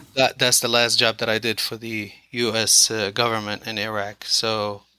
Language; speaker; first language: English; non-native, fluent; Arabic